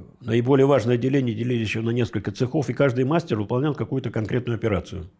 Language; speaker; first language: Russian; native; Russian